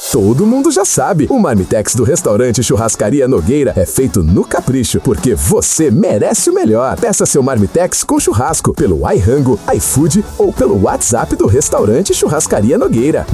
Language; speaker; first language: Portuguese; native; Portuguese